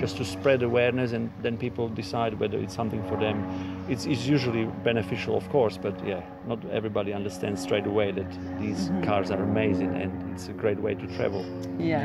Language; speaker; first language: English; non-native, fluent; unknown